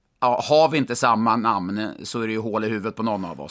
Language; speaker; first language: Swedish; native; Swedish